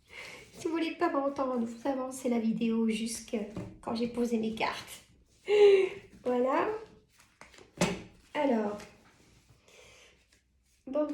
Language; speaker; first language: French; native; French